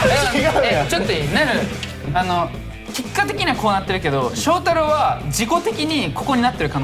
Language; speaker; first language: Japanese; native; Japanese